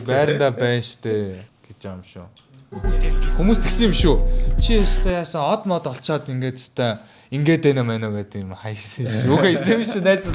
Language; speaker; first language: Mongolian; native; Mongolian